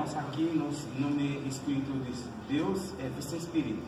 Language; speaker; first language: Portuguese; non-native, learner; Haitian Creole